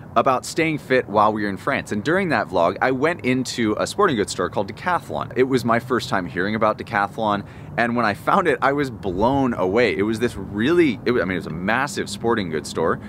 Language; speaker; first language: English; native; English